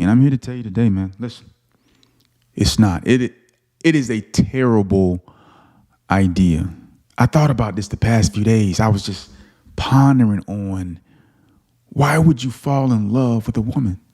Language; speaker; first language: English; native; English